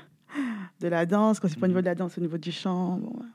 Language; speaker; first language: French; native; French